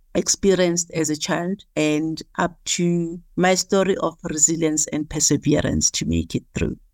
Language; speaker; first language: English; non-native, local second language; Southern Sotho